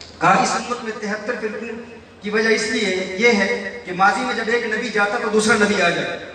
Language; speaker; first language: Urdu; early bilingual, heritage; Urdu